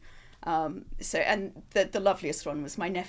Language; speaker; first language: English; native; English